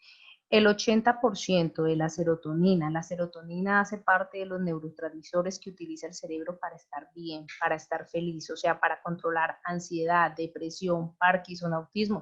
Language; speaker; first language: Spanish; native; Spanish